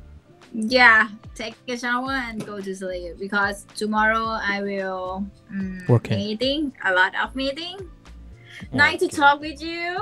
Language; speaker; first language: English; non-native, learner; Thai